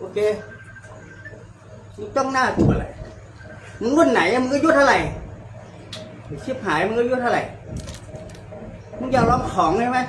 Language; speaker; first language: Thai; native; Thai